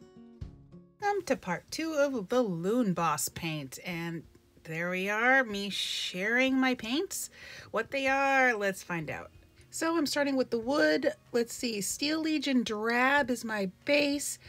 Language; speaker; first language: English; native; English